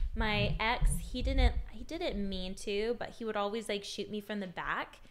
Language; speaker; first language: English; native; English